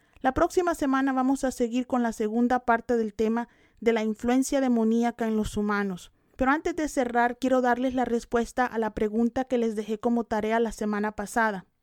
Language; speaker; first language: Spanish; native; Spanish